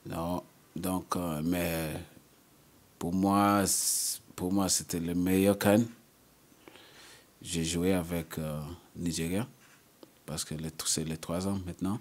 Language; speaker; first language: French; non-native, learner; English